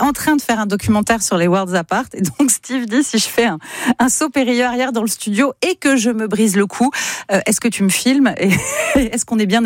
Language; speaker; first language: French; native; French